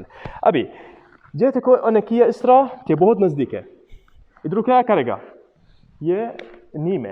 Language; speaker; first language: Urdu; non-native, learner; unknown